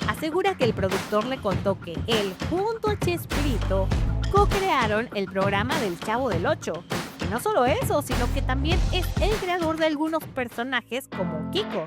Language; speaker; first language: Spanish; native; Spanish